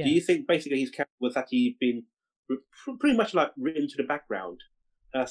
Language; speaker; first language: English; non-native, local second language; Cantonese